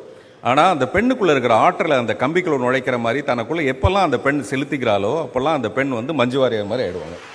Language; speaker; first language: Tamil; native; Tamil